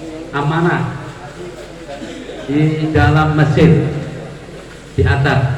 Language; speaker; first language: Indonesian; non-native, local second language; Javanese